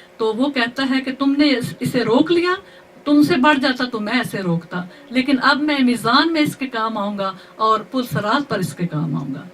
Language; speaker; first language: Urdu; native; Urdu